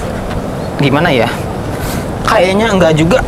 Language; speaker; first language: Indonesian; native; Indonesian